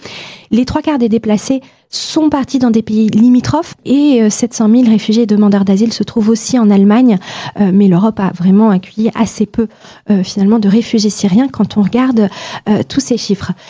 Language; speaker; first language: French; native; French